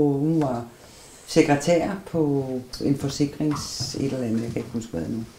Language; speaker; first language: Danish; native; Danish